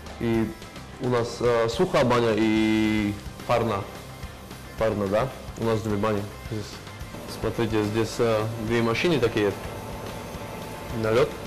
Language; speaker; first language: Russian; non-native, learner; Slovak